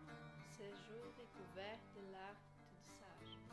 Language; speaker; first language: French; non-native, learner; Greek